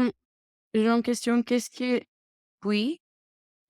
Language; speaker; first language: French; non-native, learner; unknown